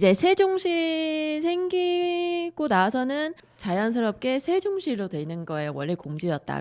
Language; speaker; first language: Korean; non-native, fluent; Vietnamese